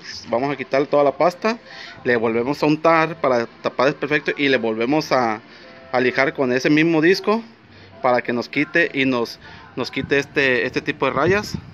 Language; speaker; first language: Spanish; native; Spanish